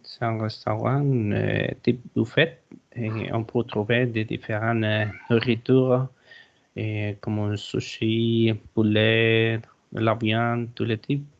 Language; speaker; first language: French; non-native, learner; Spanish